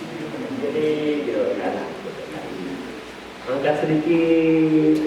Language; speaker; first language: Indonesian; native; Indonesian